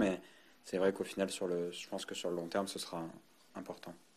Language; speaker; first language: French; native; French